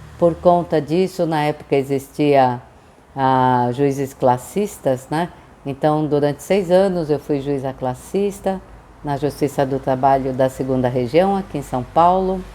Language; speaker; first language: Portuguese; early bilingual, other home language; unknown